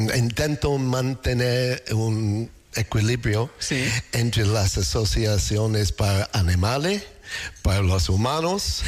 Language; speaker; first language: Spanish; non-native, learner; English